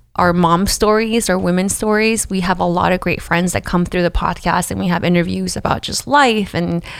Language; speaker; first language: English; early bilingual, other home language; Spanish